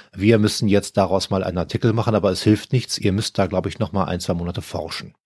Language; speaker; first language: German; native; German